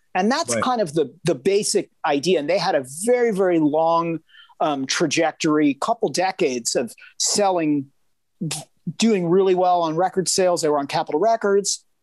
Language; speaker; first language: English; native; English